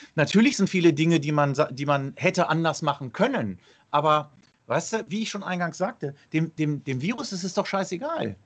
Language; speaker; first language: German; early bilingual, other home language; Arabic